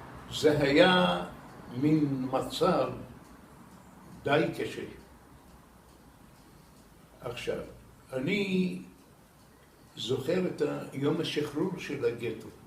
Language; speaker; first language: Hebrew; non-native, fluent; Arabic